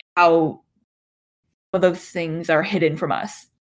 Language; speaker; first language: English; native; English